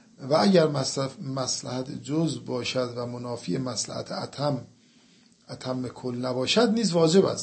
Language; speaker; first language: Persian; native; Persian